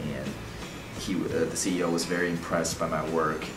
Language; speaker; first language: English; native; English